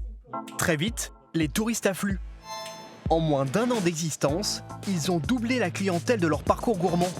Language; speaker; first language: French; native; French